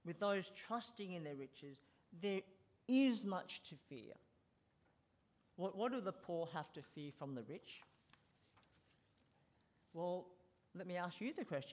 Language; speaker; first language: English; native; English